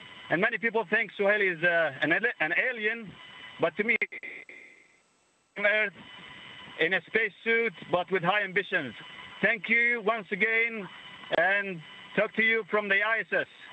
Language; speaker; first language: English; non-native, fluent; Arabic